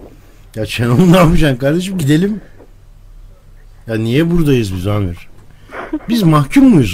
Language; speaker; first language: Turkish; native; Turkish